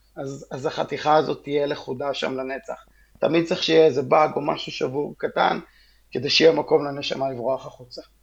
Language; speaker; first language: Hebrew; native; Hebrew